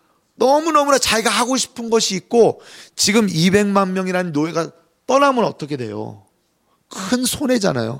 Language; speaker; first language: Korean; native; Korean